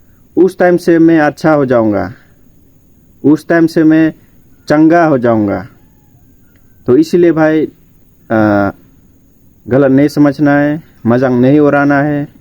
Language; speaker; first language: Hindi; non-native, local second language; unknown